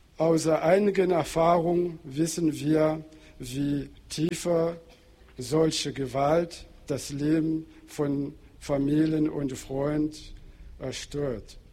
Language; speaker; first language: German; non-native, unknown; Portuguese